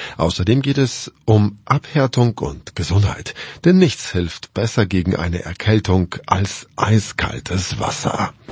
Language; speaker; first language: German; non-native, fluent; Polish